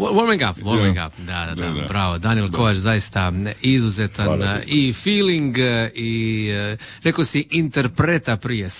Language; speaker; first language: Serbian; native; Serbian